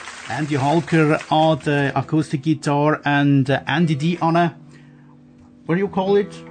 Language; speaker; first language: English; non-native, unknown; German